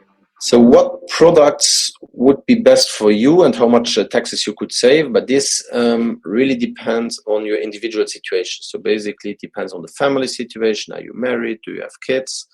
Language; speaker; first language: English; non-native, fluent; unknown